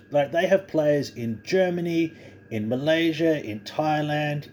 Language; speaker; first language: English; native; English